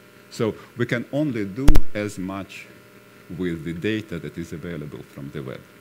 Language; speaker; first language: English; non-native, fluent; Russian